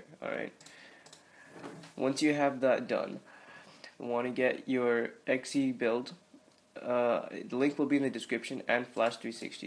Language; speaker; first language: English; native; English